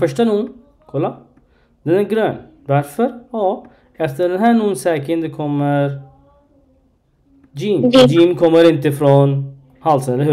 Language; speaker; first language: Swedish; non-native, learner; Arabic